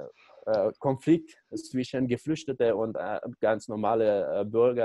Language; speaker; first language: German; non-native, learner; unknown